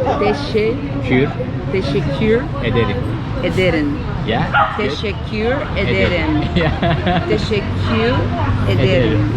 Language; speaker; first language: Turkish; non-native, learner; Portuguese